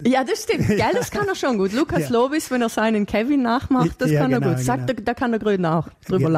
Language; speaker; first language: German; native; German